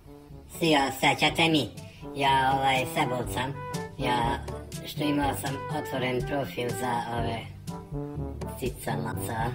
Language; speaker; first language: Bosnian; non-native, local second language; Hungarian